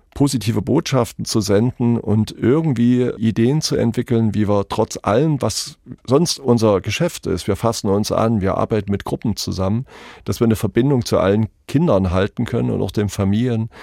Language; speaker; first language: German; native; German